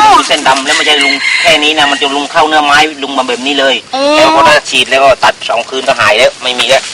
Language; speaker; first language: Thai; native; Thai